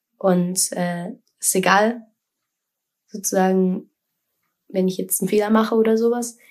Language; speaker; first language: German; native; German